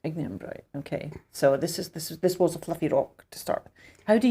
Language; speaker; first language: English; native; English